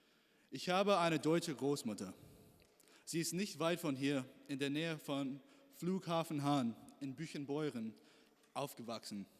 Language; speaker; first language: German; non-native, learner; English